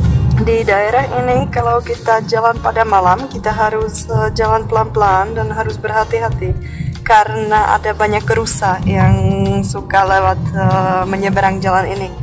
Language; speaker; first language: Indonesian; non-native, fluent; Czech